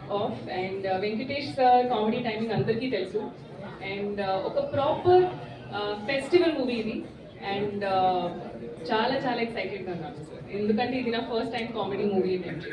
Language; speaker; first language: Telugu; non-native, learner; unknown